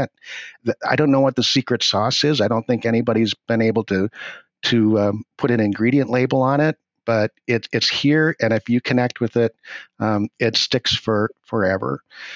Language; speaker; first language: English; native; English